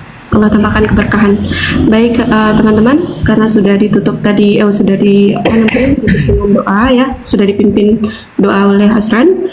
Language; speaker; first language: Indonesian; native; Indonesian